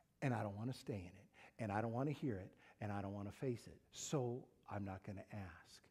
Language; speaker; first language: English; native; English